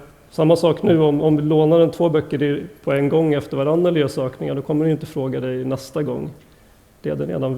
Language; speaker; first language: Swedish; native; Swedish